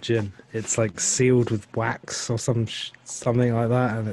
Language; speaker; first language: English; native; English